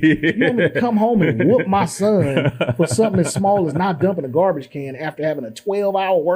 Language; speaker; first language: English; native; English